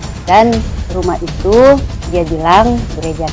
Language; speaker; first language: Indonesian; non-native, local second language; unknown